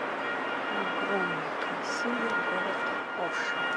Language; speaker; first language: Russian; native; Russian